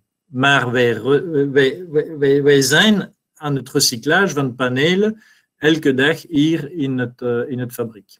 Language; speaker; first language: Dutch; non-native, learner; French